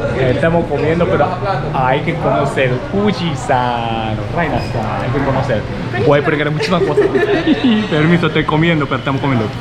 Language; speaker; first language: Spanish; non-native, learner; Japanese